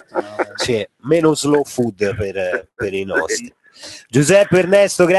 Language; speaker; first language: Italian; native; Italian